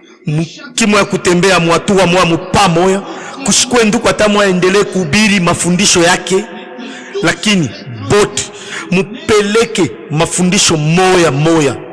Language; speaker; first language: Swahili; native; Swahili